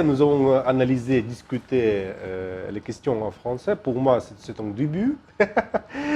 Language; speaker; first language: French; non-native, learner; Ukrainian